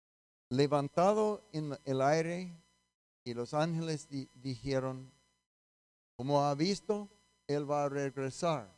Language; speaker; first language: Spanish; non-native, fluent; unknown